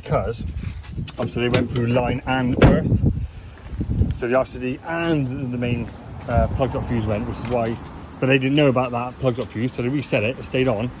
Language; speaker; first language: English; native; English